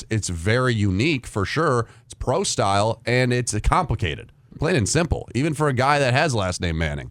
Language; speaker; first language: English; native; English